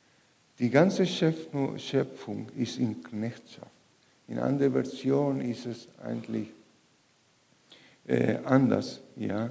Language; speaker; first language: German; non-native, learner; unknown